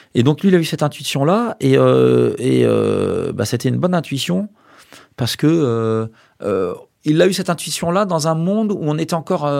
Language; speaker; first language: French; native; French